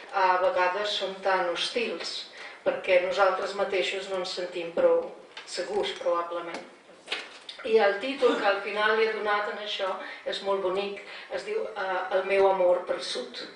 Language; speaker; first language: Catalan; non-native, fluent; Slovenian